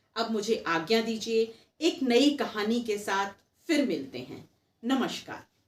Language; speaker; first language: Hindi; native; Hindi